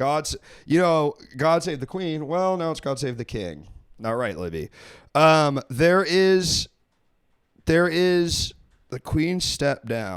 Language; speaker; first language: English; native; English